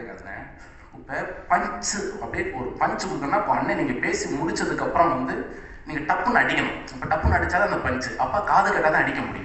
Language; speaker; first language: Tamil; native; Tamil